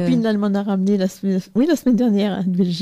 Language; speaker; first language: French; native; French